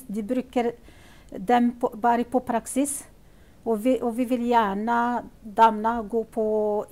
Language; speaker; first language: Norwegian; non-native, learner; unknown